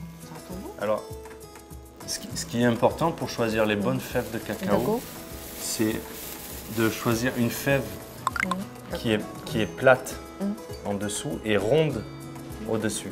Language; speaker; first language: French; native; French